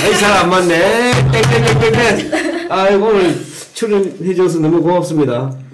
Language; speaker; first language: Korean; native; Korean